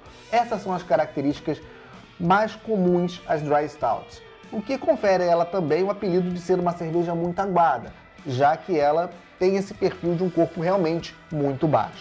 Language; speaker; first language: Portuguese; native; Portuguese